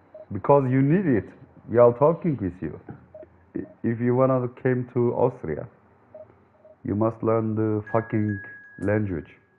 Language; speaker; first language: English; non-native, learner; Turkish